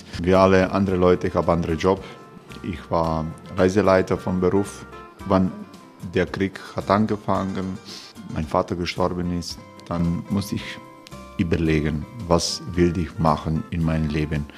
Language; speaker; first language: German; non-native, learner; Croatian